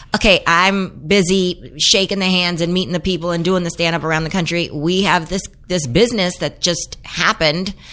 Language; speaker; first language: English; native; English